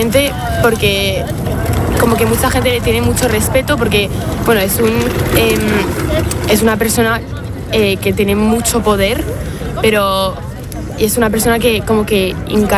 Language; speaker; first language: Spanish; non-native, fluent; French